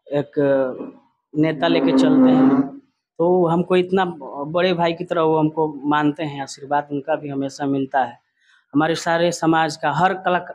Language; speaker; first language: Hindi; non-native, local second language; Bhojpuri